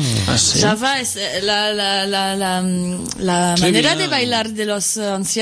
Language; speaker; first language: Spanish; non-native, fluent; French